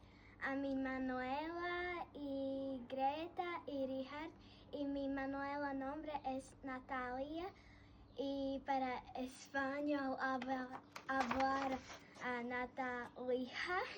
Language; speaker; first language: Spanish; non-native, learner; Latvian